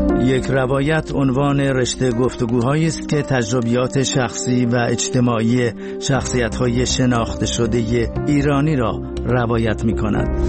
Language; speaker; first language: Persian; native; Persian